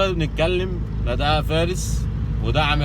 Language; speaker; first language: Arabic; native; Arabic